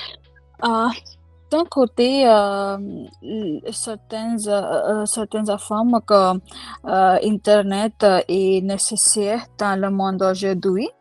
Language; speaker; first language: French; non-native, learner; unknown